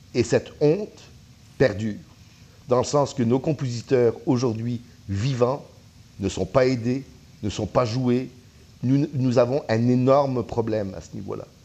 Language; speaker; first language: French; native; French